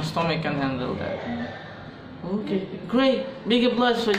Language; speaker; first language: English; non-native, fluent; Indonesian